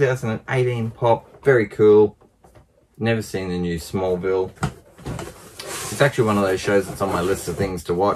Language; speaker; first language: English; native; English